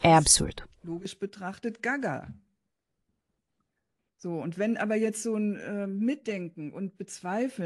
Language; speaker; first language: German; native; German